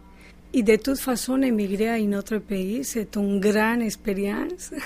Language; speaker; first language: French; non-native, fluent; Spanish